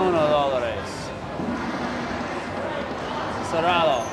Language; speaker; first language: Spanish; non-native, learner; English